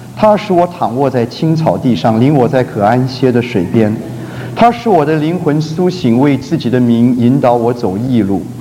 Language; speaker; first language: Chinese; native; Chinese